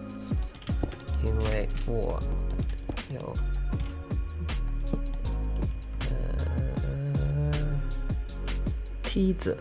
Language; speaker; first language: Chinese; early bilingual, heritage; Chinese